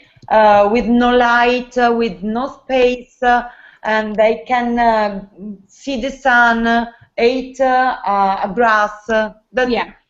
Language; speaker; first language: English; non-native, learner; Italian